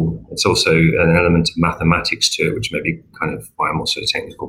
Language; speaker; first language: English; native; English